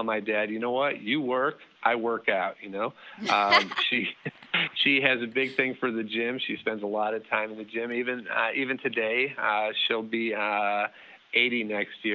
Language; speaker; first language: English; early bilingual, other home language; Dutch